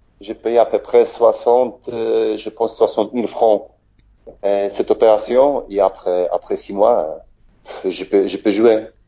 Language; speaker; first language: French; non-native, learner; Polish